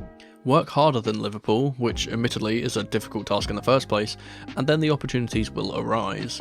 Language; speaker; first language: English; native; English